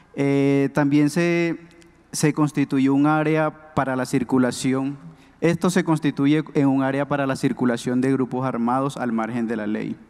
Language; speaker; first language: Spanish; non-native, local second language; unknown